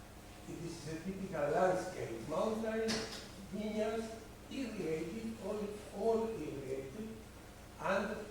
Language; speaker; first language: English; non-native, fluent; Spanish